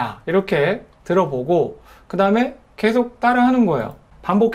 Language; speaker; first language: Korean; native; Korean